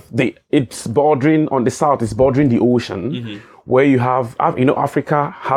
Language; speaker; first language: English; non-native, local second language; Igbo